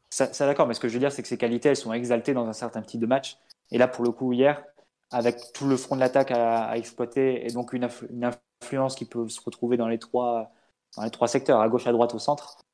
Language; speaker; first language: French; native; French